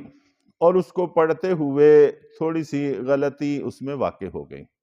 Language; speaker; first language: Urdu; native; Urdu